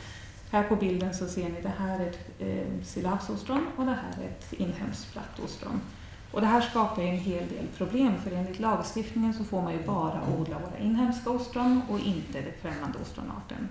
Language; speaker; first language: Swedish; native; Swedish